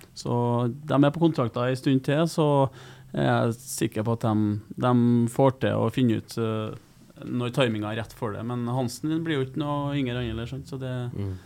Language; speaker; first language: Norwegian; native; Norwegian